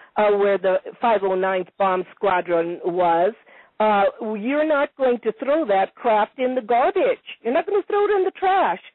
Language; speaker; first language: English; non-native, fluent; Italian